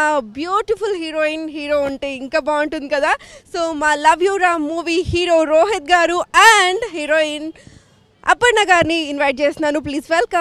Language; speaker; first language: Telugu; native; Telugu